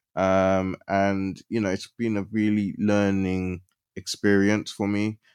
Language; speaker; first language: English; native; English